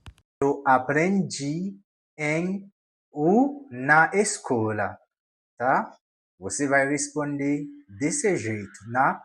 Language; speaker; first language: Portuguese; non-native, learner; Haitian Creole